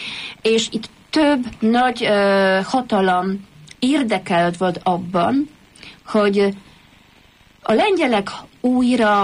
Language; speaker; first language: Hungarian; non-native, fluent; Polish